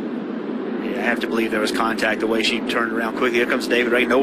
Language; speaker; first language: English; native; English